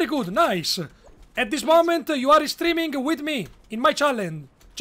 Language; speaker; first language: English; non-native, learner; Italian